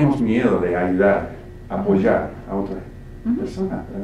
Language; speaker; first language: Spanish; non-native, fluent; English